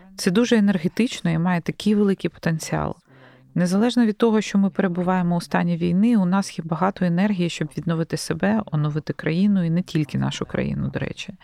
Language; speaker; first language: Ukrainian; native; Ukrainian